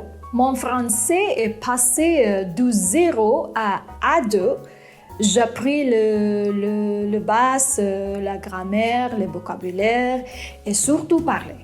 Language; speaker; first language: French; non-native, fluent; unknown